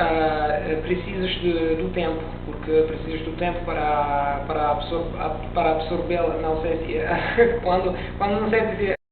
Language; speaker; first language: Portuguese; non-native, learner; Italian